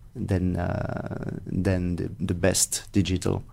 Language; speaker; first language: English; non-native, fluent; French